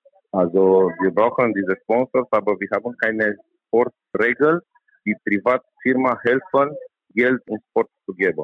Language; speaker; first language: German; non-native, learner; Romanian